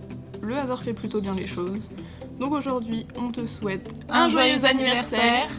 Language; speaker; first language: French; native; French